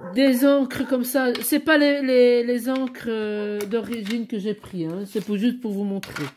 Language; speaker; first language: French; native; French